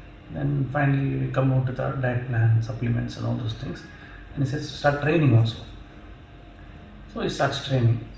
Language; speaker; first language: English; non-native, local second language; Tamil